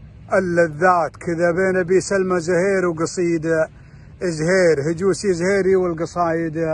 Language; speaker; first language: Arabic; native; Arabic